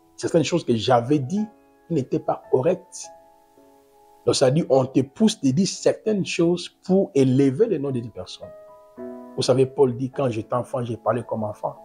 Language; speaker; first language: French; non-native, local second language; Lingala